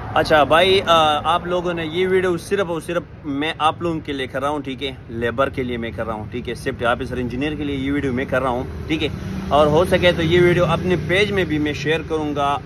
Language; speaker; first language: Urdu; non-native, local second language; Pashto